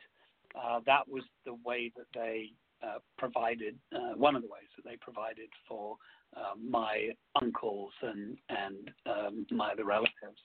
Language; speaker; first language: English; native; English